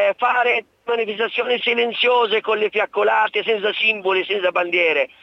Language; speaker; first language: Italian; non-native, fluent; Arabic